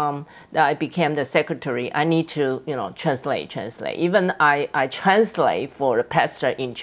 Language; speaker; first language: English; non-native, fluent; Chinese